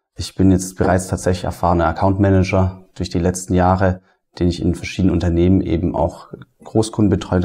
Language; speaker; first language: German; native; German